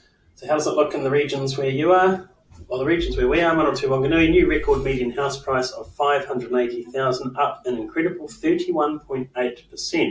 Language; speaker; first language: English; native; English